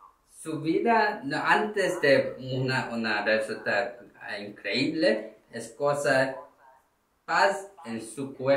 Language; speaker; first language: Spanish; non-native, learner; Korean